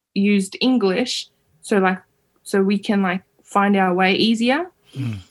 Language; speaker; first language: English; early bilingual, other home language; Uyghur